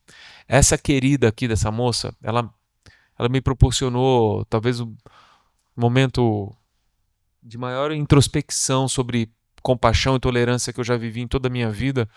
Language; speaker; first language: Portuguese; native; Portuguese